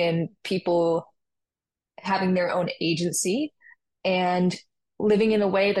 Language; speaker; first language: English; native; English